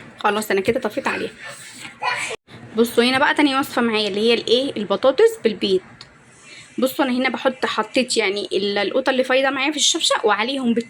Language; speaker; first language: Arabic; native; Arabic